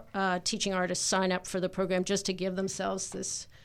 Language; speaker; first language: English; native; English